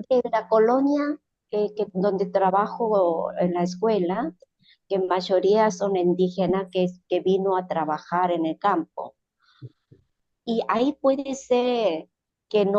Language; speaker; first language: Spanish; non-native, learner; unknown